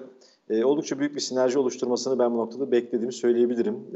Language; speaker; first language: Turkish; native; Turkish